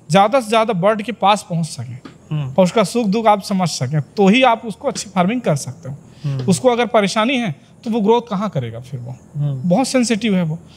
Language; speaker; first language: Hindi; native; Hindi